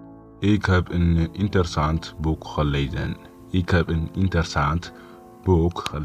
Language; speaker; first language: Dutch; non-native, fluent; Tigrinya